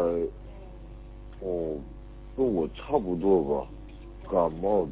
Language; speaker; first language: Chinese; non-native, learner; Korean